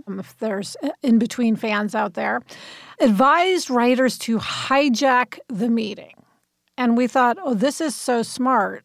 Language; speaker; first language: English; native; English